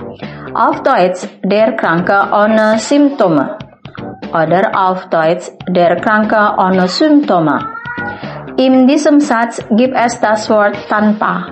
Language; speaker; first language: German; non-native, fluent; Indonesian